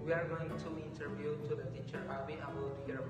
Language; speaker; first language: English; non-native, learner; Spanish